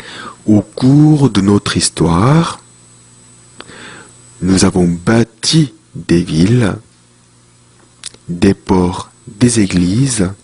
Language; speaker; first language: French; non-native, fluent; Korean